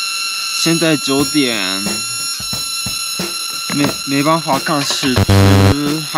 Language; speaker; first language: Chinese; non-native, learner; Japanese